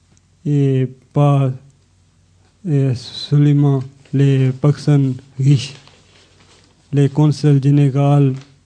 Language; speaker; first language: French; non-native, learner; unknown